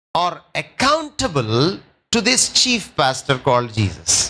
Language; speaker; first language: English; non-native, local second language; Telugu